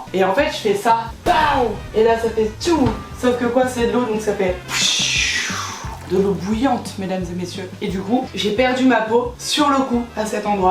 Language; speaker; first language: French; native; French